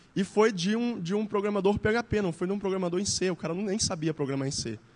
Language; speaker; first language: Portuguese; native; Portuguese